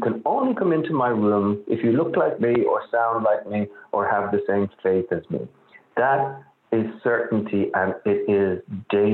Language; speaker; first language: English; native; English